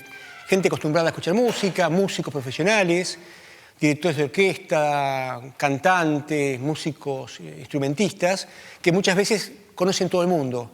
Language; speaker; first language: Spanish; native; Spanish